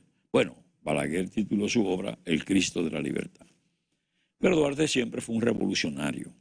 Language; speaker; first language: Spanish; native; Spanish